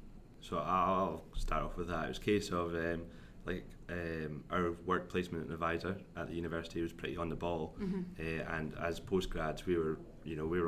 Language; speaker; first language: English; native; English